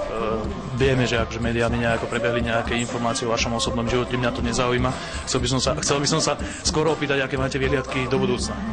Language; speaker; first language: Slovak; native; Slovak